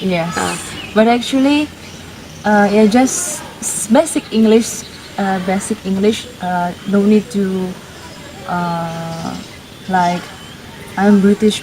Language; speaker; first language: English; non-native, fluent; Indonesian